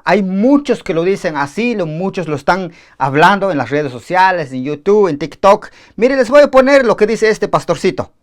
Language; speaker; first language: Spanish; native; Spanish